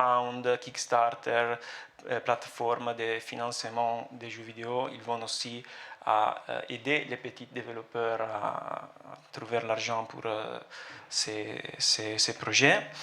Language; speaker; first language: French; non-native, fluent; Italian